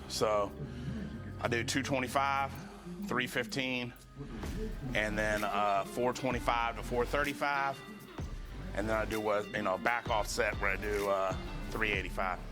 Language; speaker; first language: English; native; English